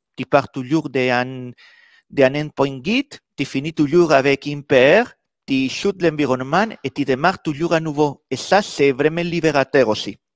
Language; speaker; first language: French; non-native, fluent; Spanish